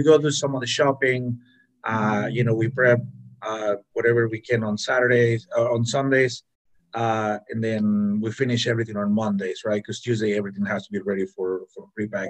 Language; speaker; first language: English; non-native, fluent; Spanish